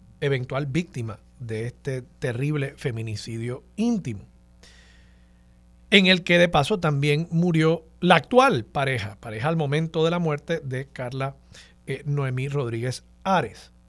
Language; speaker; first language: Spanish; native; Spanish